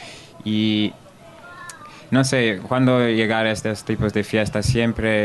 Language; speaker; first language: Spanish; non-native, learner; English